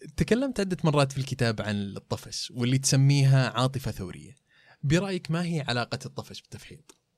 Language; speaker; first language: Arabic; native; Arabic